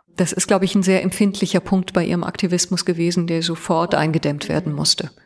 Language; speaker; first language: German; early bilingual, other home language; Persian